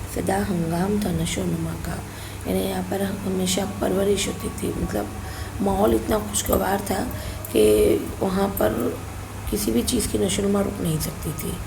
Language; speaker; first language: Urdu; native; Urdu